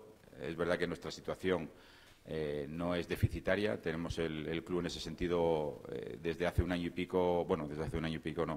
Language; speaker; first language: Spanish; native; Spanish